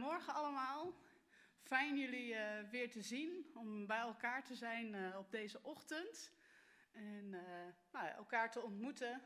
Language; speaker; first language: Dutch; native; Dutch